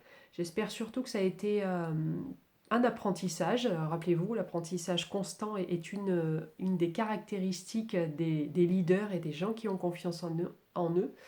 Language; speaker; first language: French; native; French